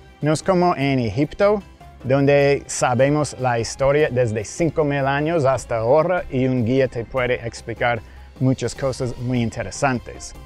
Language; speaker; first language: Spanish; non-native, fluent; English